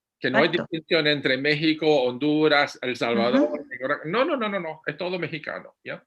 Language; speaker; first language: Spanish; non-native, fluent; English